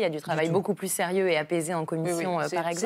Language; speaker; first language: French; native; French